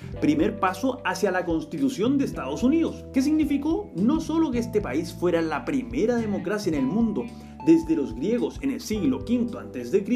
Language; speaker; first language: Spanish; native; Spanish